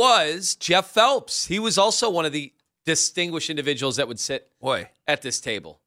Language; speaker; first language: English; native; English